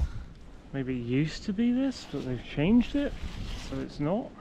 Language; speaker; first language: English; native; English